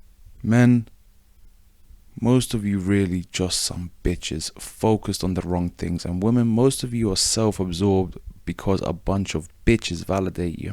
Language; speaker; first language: English; native; English